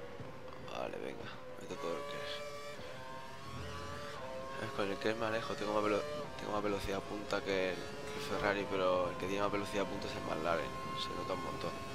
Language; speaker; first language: Spanish; native; Spanish